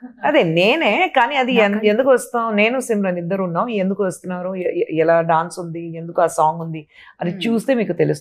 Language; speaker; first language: Telugu; non-native, learner; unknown